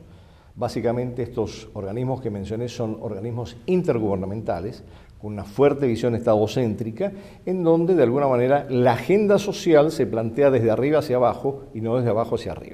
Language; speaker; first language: Spanish; native; Spanish